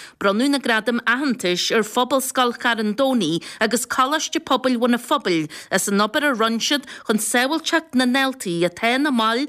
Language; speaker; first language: Irish; native; Irish